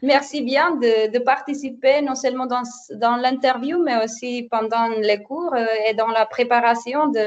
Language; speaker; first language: French; non-native, fluent; Macedonian